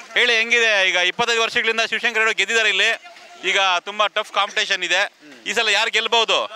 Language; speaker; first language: Kannada; native; Kannada